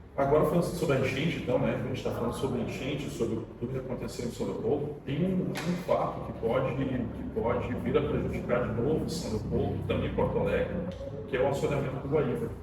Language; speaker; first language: Portuguese; native; Portuguese